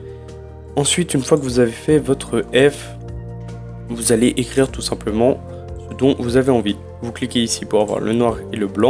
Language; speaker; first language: French; native; French